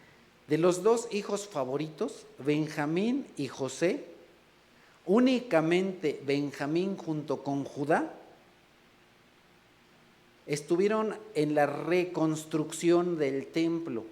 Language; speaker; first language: Spanish; native; Spanish